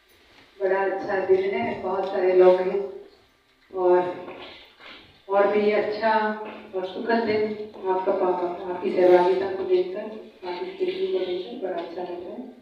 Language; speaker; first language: Hindi; native; Hindi